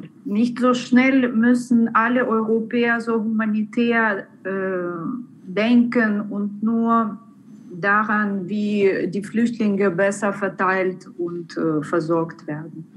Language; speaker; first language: German; non-native, fluent; Ukrainian